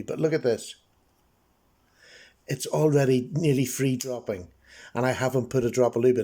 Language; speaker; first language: English; native; English